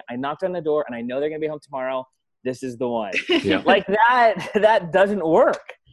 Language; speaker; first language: English; early bilingual, other home language; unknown